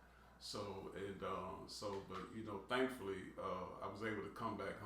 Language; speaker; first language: English; native; English